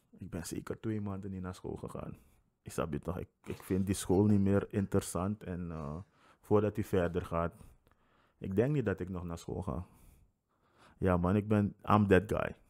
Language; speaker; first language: Dutch; native; Dutch